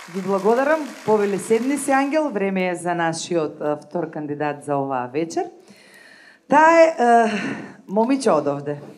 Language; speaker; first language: Macedonian; native; Macedonian